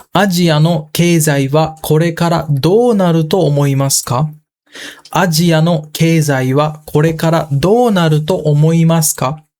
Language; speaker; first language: Japanese; non-native, fluent; Sinhala